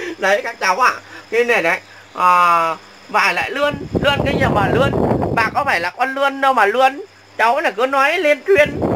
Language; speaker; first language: Vietnamese; non-native, local second language; Muong